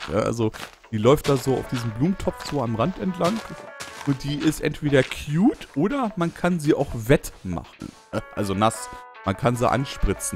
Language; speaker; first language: German; native; German